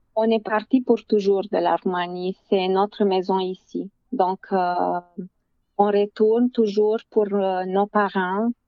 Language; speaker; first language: French; non-native, fluent; Romanian